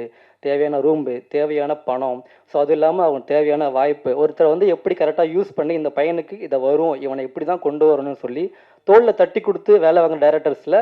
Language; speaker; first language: Tamil; native; Tamil